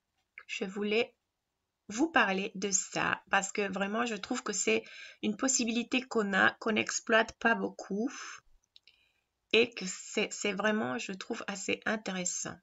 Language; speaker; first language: French; non-native, fluent; Spanish